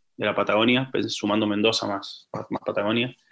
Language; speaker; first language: Spanish; native; Spanish